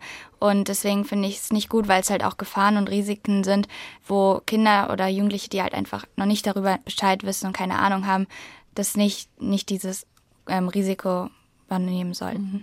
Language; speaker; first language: German; native; German